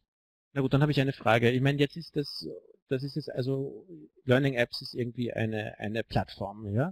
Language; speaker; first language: German; native; German